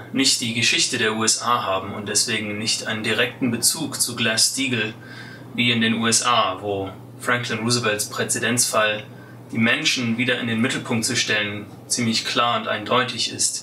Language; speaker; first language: German; native; German